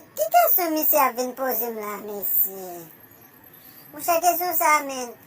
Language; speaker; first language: Haitian Creole; native; Haitian Creole